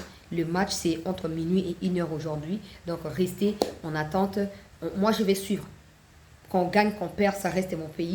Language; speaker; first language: French; non-native, local second language; Lingala